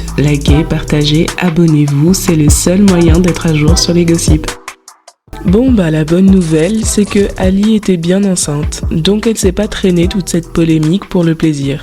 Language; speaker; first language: French; native; French